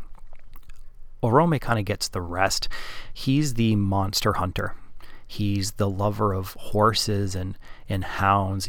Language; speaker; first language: English; native; English